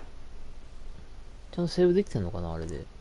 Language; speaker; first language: Japanese; native; Japanese